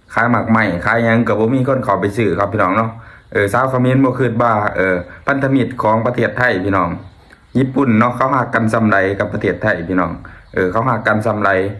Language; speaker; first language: Thai; native; Thai